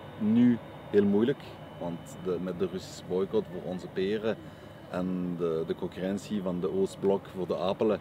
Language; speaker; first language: Dutch; non-native, local second language; French